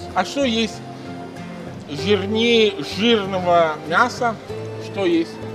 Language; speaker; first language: Russian; non-native, fluent; Italian